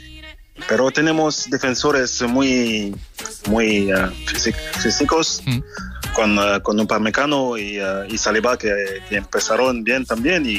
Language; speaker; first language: Spanish; non-native, fluent; French